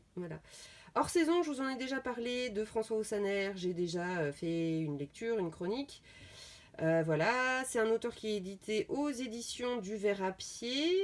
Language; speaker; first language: French; native; French